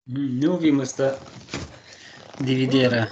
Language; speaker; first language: Swedish; non-native, learner; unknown